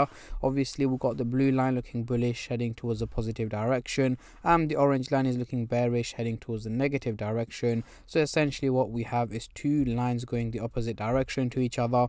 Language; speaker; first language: English; native; English